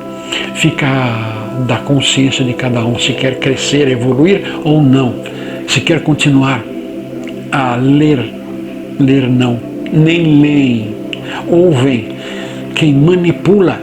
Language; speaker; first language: Portuguese; native; Portuguese